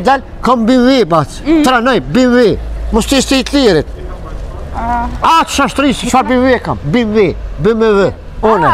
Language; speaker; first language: German; non-native, learner; Albanian